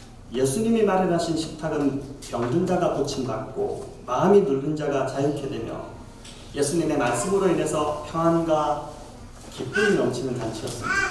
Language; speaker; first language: Korean; native; Korean